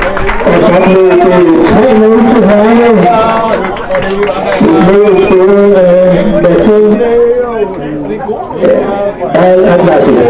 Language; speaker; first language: Danish; native; Danish